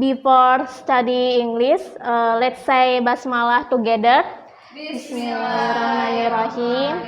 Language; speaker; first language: English; non-native, learner; Indonesian